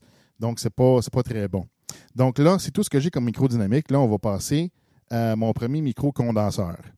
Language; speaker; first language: French; native; French